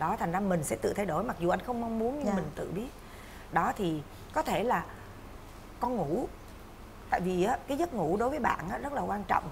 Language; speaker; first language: Vietnamese; native; Vietnamese